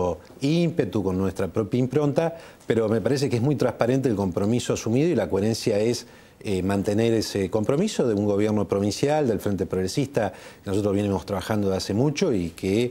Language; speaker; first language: Spanish; native; Spanish